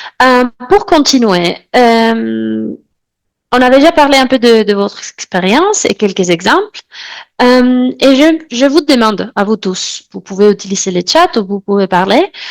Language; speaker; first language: French; non-native, fluent; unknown